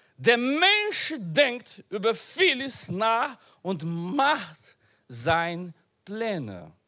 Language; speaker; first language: German; non-native, learner; Portuguese